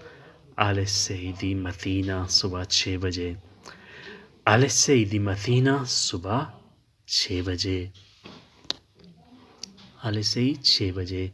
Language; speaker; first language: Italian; non-native, fluent; Urdu